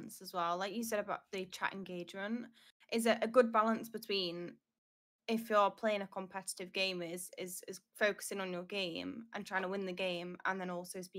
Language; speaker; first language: English; native; English